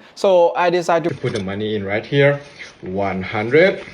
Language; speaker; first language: English; non-native, fluent; Thai